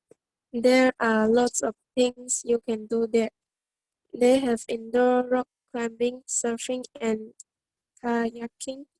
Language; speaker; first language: English; non-native, learner; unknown